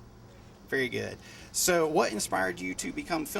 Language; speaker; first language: English; native; English